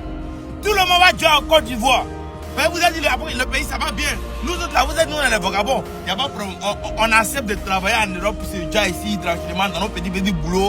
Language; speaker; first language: French; native; French